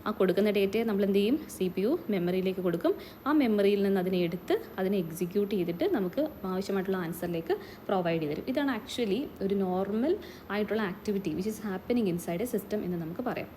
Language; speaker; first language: Malayalam; native; Malayalam